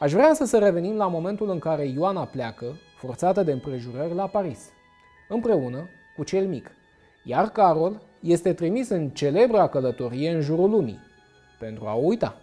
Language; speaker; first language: Romanian; native; Romanian